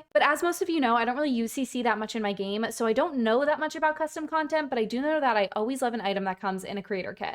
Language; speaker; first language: English; native; English